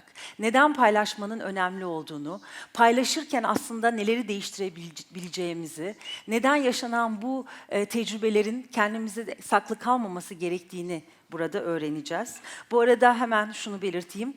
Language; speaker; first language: Turkish; native; Turkish